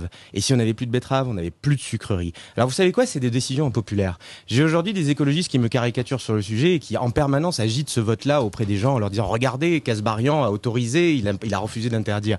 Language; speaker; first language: French; native; French